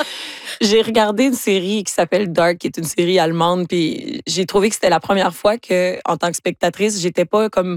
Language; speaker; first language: French; native; French